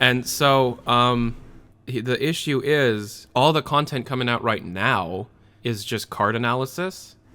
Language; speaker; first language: English; native; English